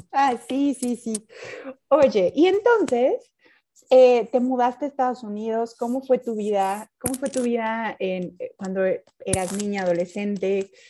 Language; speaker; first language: Spanish; native; Spanish